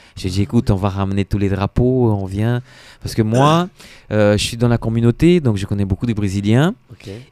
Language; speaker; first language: French; non-native, fluent; Portuguese